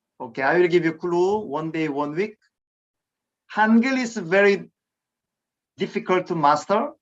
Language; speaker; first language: English; non-native, fluent; Korean